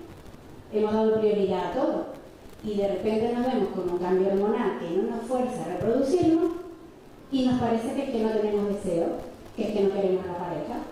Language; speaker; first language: Spanish; native; Spanish